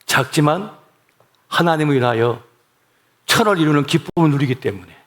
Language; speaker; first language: Korean; native; Korean